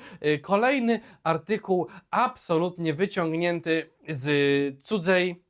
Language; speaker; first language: Polish; native; Polish